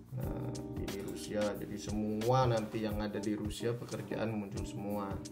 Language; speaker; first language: Indonesian; native; Indonesian